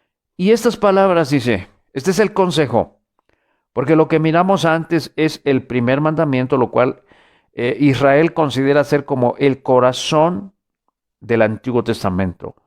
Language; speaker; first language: Spanish; native; Spanish